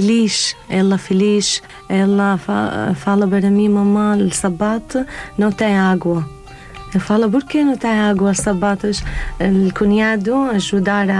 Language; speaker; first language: Portuguese; non-native, learner; Arabic